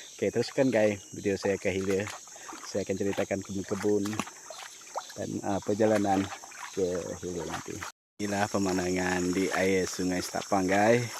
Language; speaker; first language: Malay; non-native, local second language; Iban